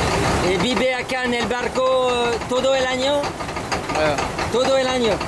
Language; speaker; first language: Spanish; non-native, learner; French